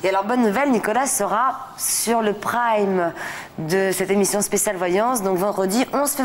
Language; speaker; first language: French; native; French